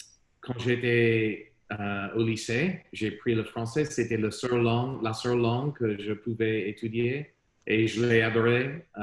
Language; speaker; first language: French; non-native, learner; English